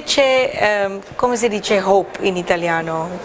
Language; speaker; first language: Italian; non-native, learner; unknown